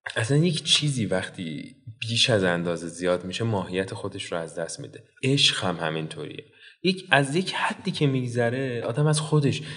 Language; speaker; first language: Persian; native; Persian